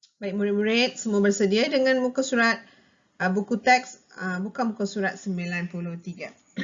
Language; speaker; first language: Malay; non-native, local second language; Tamil